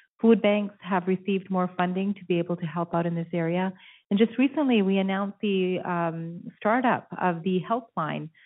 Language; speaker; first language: English; native; English